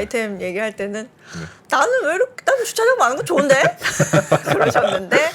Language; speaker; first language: Korean; native; Korean